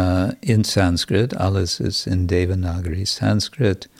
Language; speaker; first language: German; non-native, fluent; English